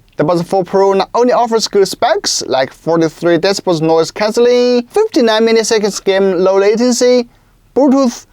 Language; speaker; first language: English; non-native, local second language; Chinese